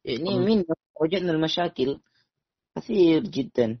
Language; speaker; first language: Arabic; non-native, learner; Indonesian